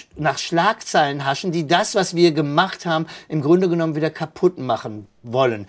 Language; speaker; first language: German; native; German